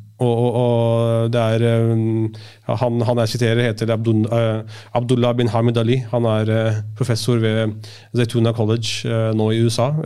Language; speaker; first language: Norwegian; early bilingual, other home language; Urdu